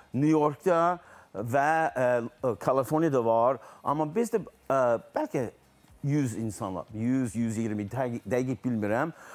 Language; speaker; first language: Azerbaijani; non-native, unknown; English